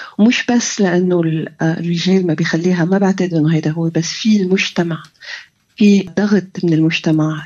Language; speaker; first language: Arabic; early bilingual, heritage; Arabic